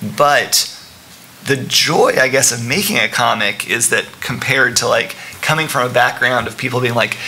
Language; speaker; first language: English; native; English